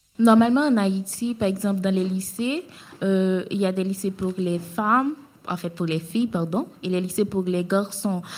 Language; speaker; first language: French; non-native, local second language; Haitian Creole